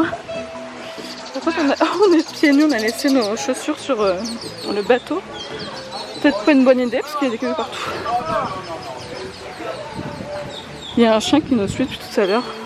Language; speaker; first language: French; native; French